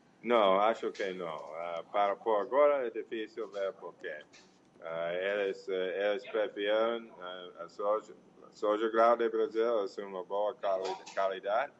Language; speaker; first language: Portuguese; non-native, learner; English